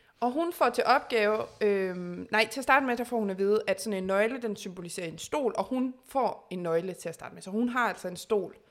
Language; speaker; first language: Danish; native; Danish